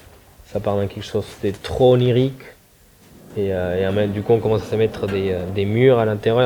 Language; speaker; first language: French; non-native, fluent; Spanish